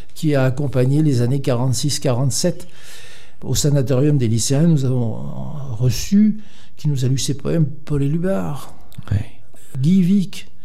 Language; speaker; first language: French; native; French